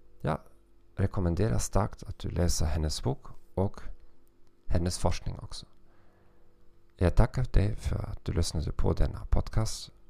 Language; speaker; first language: Swedish; non-native, fluent; German